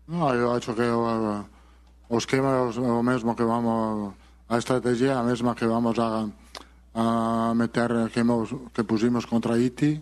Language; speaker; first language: Portuguese; non-native, fluent; Spanish